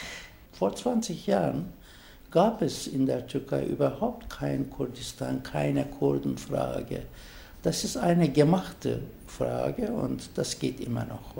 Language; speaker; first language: German; non-native, fluent; Turkish